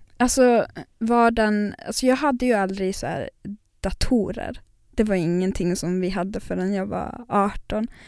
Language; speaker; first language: Swedish; non-native, local second language; Northern Sami